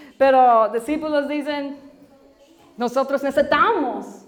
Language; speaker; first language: Spanish; non-native, learner; English